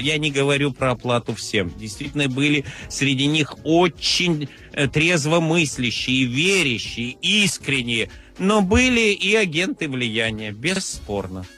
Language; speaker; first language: Russian; native; Russian